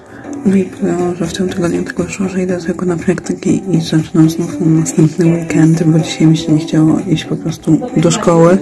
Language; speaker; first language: Polish; native; Polish